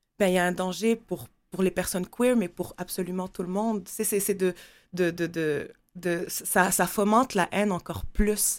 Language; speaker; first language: French; non-native, local second language; Arabic